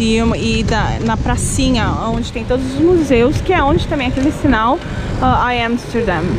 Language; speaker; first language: Portuguese; native; Portuguese